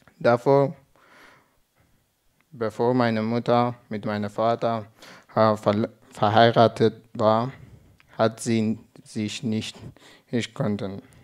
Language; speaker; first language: German; non-native, learner; Persian